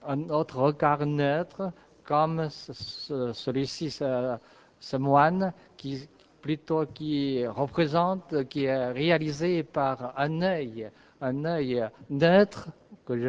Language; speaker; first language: French; non-native, fluent; Chinese